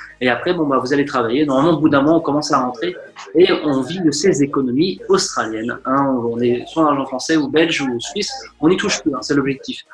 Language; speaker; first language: French; native; French